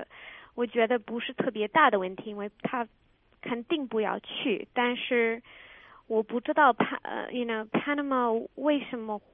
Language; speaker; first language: Chinese; non-native, fluent; English